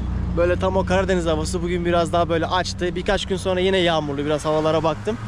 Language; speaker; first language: Turkish; native; Turkish